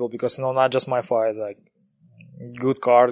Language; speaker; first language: English; non-native, learner; Kazakh